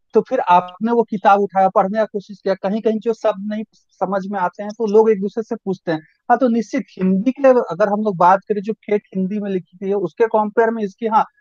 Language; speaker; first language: Hindi; native; Hindi